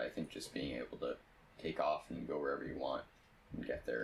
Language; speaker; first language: English; native; English